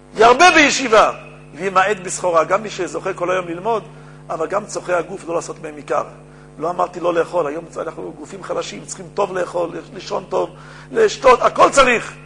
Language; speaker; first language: Hebrew; native; Hebrew